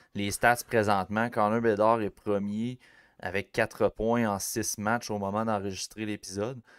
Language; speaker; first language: French; native; French